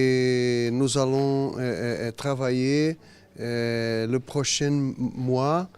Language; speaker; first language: French; non-native, learner; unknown